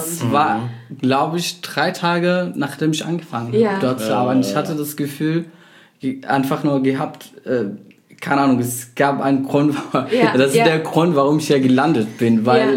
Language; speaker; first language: German; non-native, fluent; Arabic